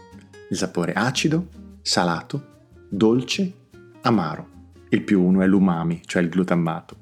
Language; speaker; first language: Italian; native; Italian